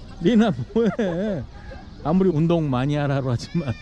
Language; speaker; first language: Korean; native; Korean